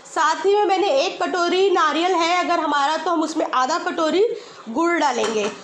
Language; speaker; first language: Hindi; native; Hindi